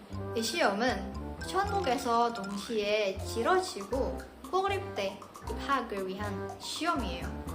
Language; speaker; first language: Korean; non-native, fluent; Indonesian